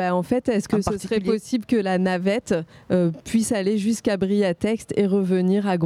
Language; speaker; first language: French; native; French